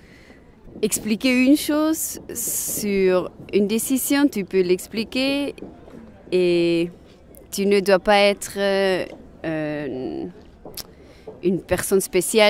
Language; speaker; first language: French; non-native, local second language; German